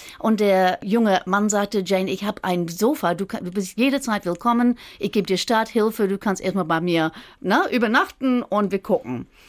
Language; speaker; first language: German; non-native, fluent; English